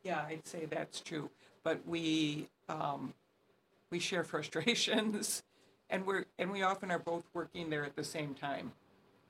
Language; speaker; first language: English; native; English